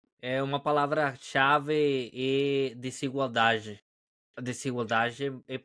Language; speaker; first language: Portuguese; non-native, learner; Spanish